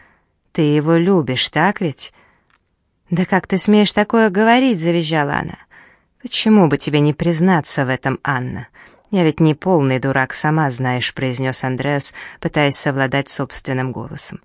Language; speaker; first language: Russian; native; Russian